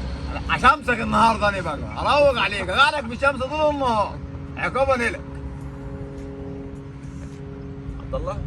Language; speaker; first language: Arabic; native; Arabic